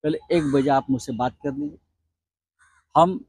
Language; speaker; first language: Hindi; non-native, local second language; Marathi